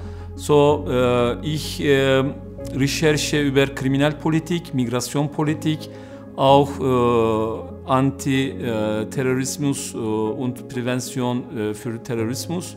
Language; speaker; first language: German; non-native, learner; Turkish